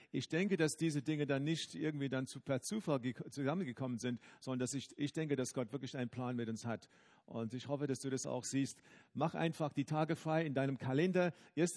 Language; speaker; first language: German; non-native, fluent; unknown